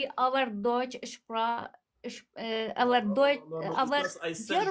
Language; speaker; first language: English; non-native, learner; Persian